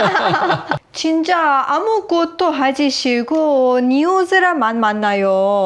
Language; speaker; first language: Korean; non-native, learner; Persian